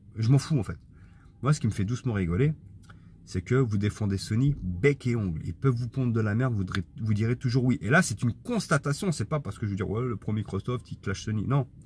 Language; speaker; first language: French; native; French